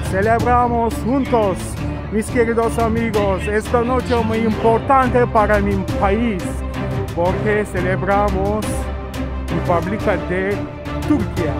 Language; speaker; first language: Spanish; non-native, learner; Turkish